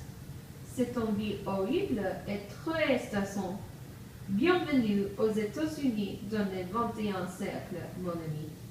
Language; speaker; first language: French; non-native, learner; English